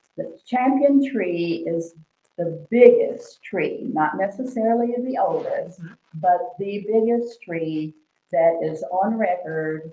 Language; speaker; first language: English; native; English